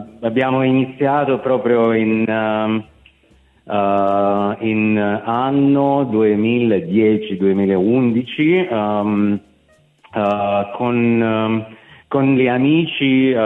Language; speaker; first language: Italian; non-native, fluent; Russian